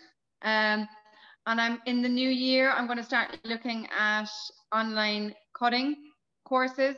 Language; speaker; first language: English; native; English